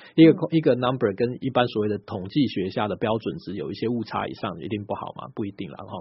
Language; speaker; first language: Chinese; native; Chinese